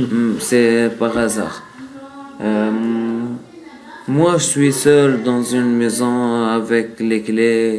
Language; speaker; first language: French; non-native, learner; Arabic